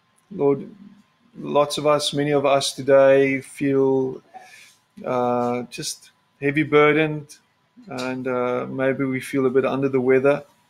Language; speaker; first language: English; non-native, local second language; Afrikaans